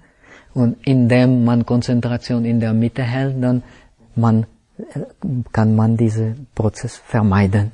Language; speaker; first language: German; non-native, fluent; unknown